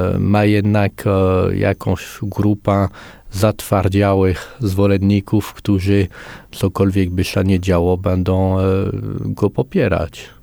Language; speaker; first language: Polish; non-native, fluent; French